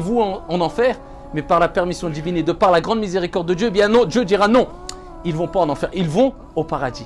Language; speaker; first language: French; native; French